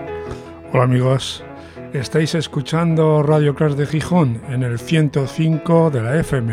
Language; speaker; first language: Spanish; native; Spanish